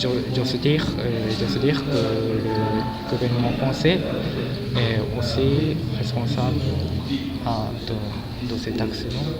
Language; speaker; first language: French; non-native, fluent; Japanese